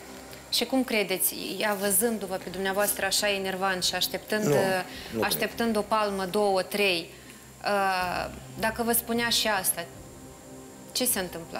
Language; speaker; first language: Romanian; native; Romanian